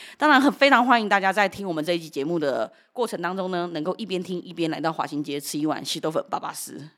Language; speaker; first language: Chinese; early bilingual, heritage; Chinese